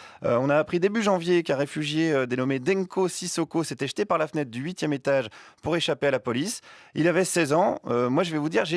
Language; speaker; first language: French; native; French